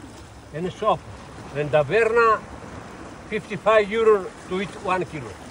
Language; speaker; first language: English; non-native, learner; Greek